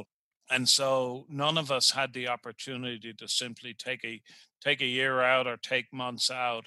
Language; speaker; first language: English; native; English